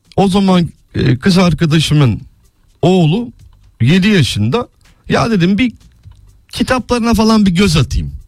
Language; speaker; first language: Turkish; early bilingual, heritage; Turkish